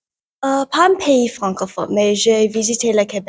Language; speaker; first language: French; non-native, learner; English